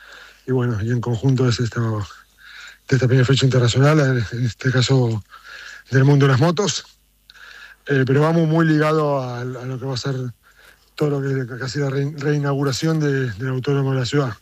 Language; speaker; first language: Spanish; native; Spanish